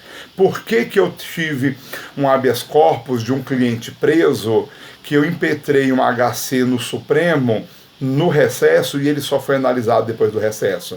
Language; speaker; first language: Portuguese; native; Portuguese